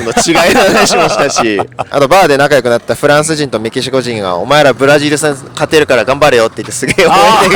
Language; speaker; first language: Japanese; native; Japanese